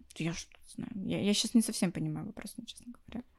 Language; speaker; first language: Russian; native; Russian